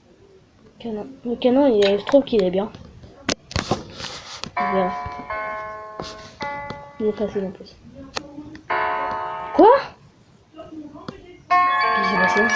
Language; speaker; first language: French; native; French